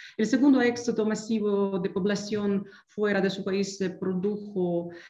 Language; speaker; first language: Spanish; non-native, fluent; Ukrainian